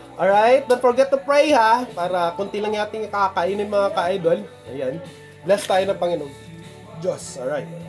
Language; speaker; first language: Filipino; non-native, local second language; Cebuano